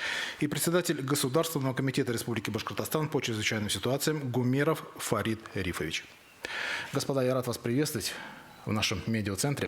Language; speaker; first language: Russian; native; Russian